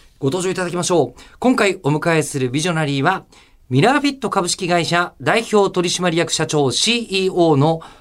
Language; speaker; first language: Japanese; native; Japanese